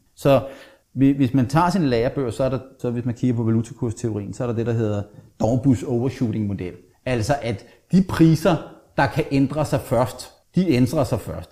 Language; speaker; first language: Danish; native; Danish